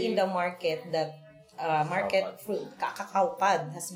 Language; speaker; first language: English; non-native, local second language; Cebuano